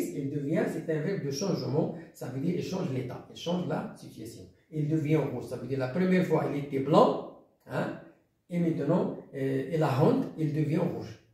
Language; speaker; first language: French; non-native, local second language; Arabic